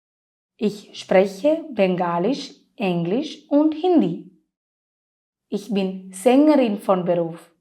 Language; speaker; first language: German; non-native, fluent; Malayalam